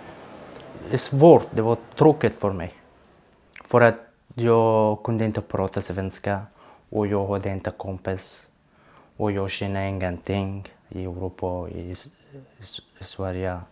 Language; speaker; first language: Swedish; non-native, learner; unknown